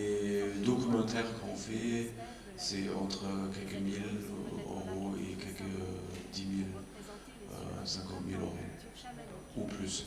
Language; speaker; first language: French; non-native, fluent; German